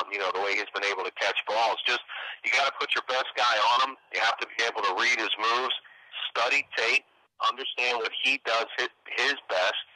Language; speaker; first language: English; native; English